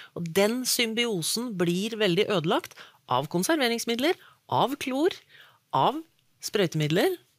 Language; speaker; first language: Norwegian; native; Norwegian